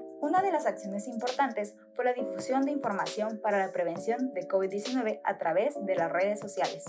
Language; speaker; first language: Spanish; native; Spanish